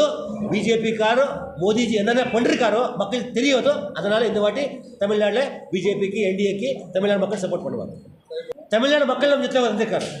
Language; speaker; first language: Tamil; non-native, learner; Kannada